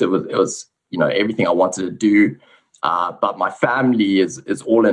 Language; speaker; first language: English; native; English